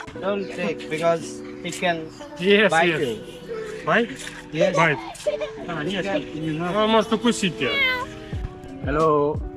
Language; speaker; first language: English; non-native, learner; Bangla